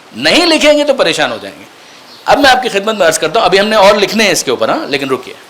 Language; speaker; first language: Urdu; non-native, local second language; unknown